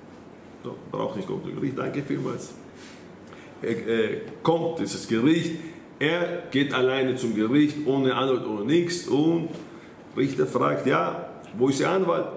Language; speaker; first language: German; non-native, fluent; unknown